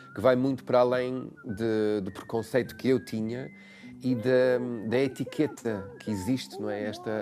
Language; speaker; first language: Portuguese; non-native, fluent; English